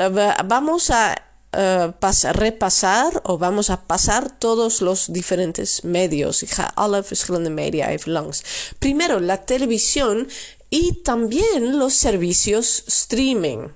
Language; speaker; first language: Spanish; non-native, fluent; Dutch